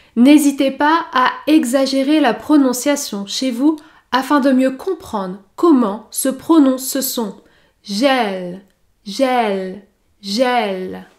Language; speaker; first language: French; native; French